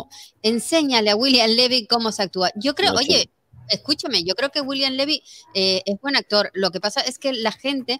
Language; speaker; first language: Spanish; native; Spanish